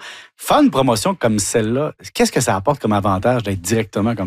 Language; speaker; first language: French; native; French